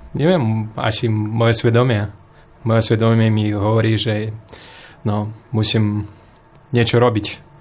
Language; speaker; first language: Slovak; non-native, fluent; Russian